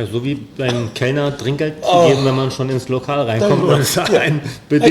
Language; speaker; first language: German; native; German